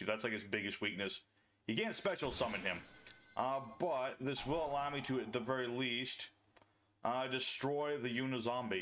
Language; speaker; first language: English; native; English